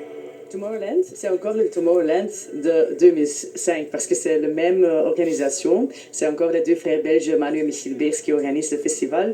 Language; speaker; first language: French; non-native, local second language; Dutch